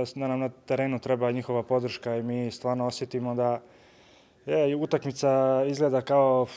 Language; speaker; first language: Serbian; native; Serbian